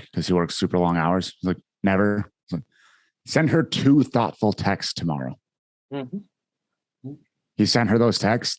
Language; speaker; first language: English; native; English